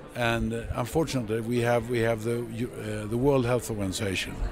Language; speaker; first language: English; non-native, fluent; Swedish